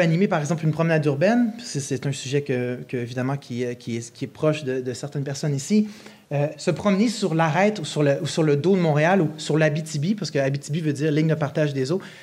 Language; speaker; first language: French; native; French